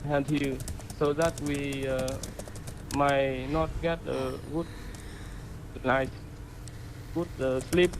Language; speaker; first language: English; non-native, learner; Vietnamese